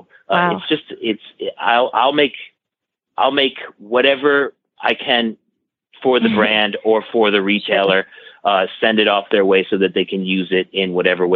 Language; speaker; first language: English; native; English